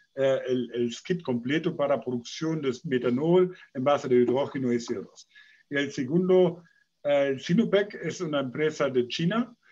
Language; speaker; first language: Spanish; non-native, fluent; German